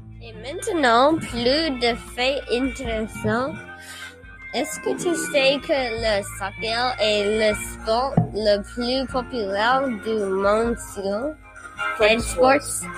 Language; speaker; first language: French; non-native, learner; English